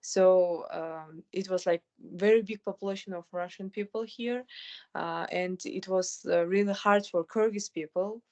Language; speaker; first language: English; non-native, fluent; Kyrgyz